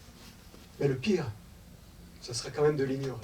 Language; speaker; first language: French; native; French